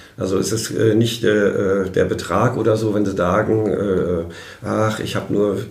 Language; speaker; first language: German; native; German